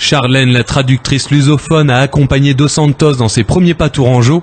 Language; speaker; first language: French; native; French